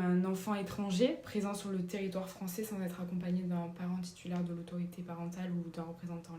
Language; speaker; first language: French; native; French